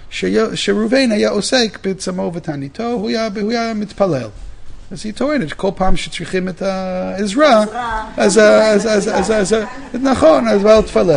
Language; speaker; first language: Hebrew; non-native, fluent; English